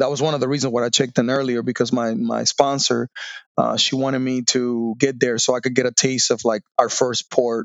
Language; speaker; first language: English; non-native, fluent; Spanish